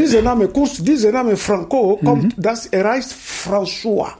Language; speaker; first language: German; non-native, fluent; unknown